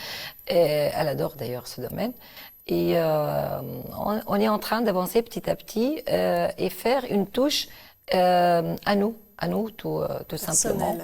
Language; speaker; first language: French; non-native, local second language; Arabic